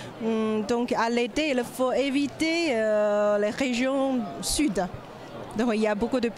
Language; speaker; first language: French; non-native, learner; Chinese